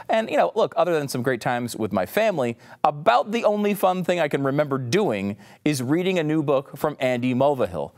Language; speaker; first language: English; native; English